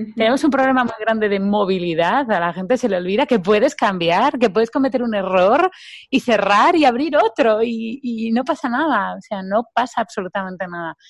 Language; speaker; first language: Spanish; native; Spanish